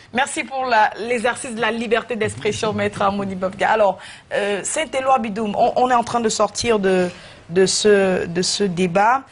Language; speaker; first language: French; native; French